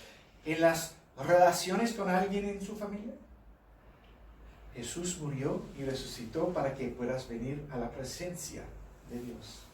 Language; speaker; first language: Spanish; non-native, fluent; English